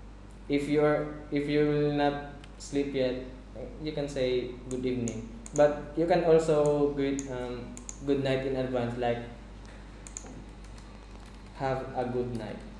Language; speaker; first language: English; non-native, fluent; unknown